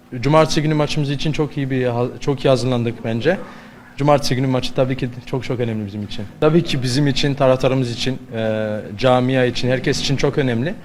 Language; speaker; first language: Turkish; non-native, learner; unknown